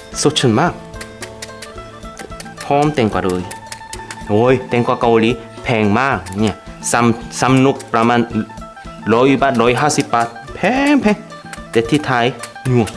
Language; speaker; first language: Thai; non-native, fluent; Korean